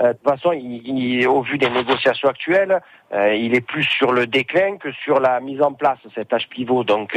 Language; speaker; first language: French; native; French